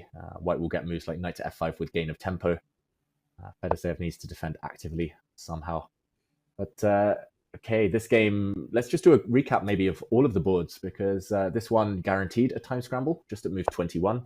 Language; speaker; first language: English; native; English